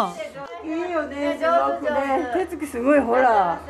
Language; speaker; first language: Japanese; native; Japanese